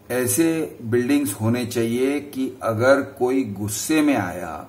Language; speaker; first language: Hindi; non-native, local second language; Gujarati